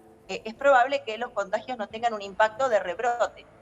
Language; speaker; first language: Spanish; native; Spanish